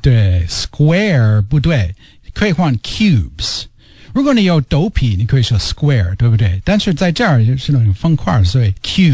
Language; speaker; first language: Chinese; non-native, fluent; English